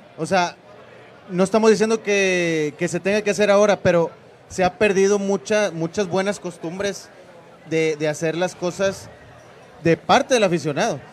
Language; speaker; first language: Spanish; native; Spanish